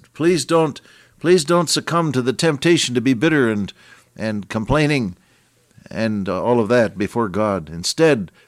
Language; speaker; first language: English; native; English